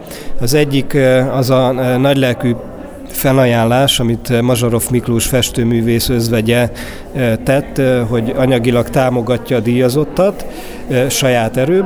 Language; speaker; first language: Hungarian; native; Hungarian